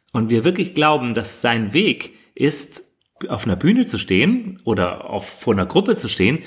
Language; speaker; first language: German; native; German